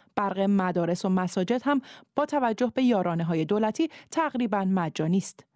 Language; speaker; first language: Persian; native; Persian